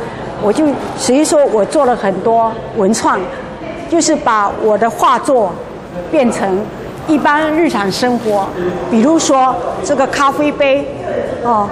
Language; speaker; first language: Chinese; native; Chinese